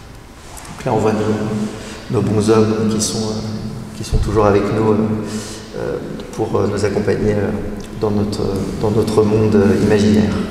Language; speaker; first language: French; native; French